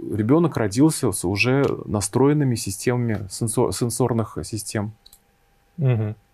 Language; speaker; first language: Russian; native; Russian